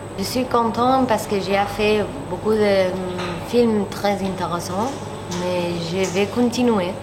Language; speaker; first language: French; non-native, learner; Catalan